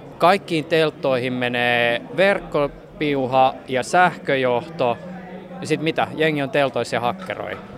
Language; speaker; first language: Finnish; native; Finnish